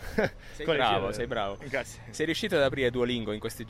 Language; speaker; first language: Italian; native; Italian